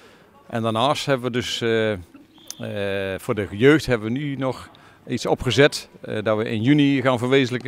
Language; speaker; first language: Dutch; native; Dutch